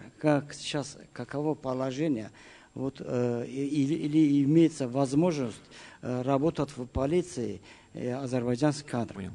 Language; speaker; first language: Russian; non-native, learner; Azerbaijani